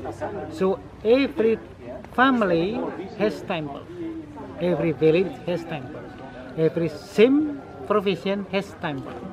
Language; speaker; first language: English; non-native, learner; Indonesian